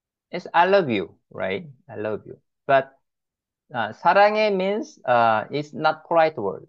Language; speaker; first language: English; non-native, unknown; Korean